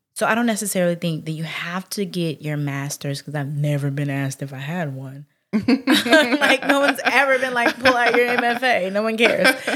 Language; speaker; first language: English; native; English